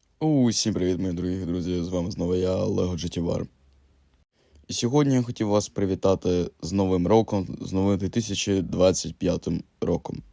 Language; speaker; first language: Ukrainian; native; Ukrainian